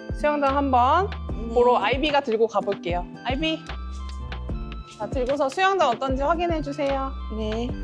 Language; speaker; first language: Korean; native; Korean